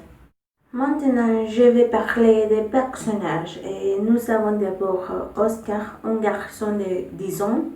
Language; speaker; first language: French; non-native, learner; Spanish